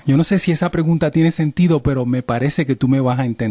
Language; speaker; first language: Spanish; native; Spanish